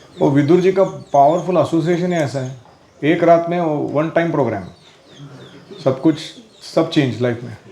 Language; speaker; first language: Hindi; non-native, local second language; Marathi